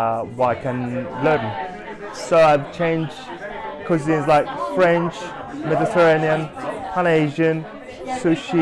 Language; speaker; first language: English; non-native, fluent; Mongolian